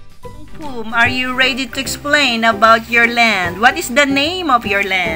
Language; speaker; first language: English; non-native, fluent; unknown